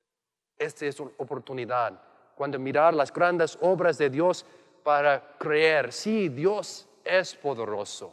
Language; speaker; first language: Spanish; non-native, learner; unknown